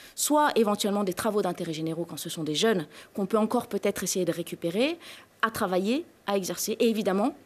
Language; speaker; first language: French; native; French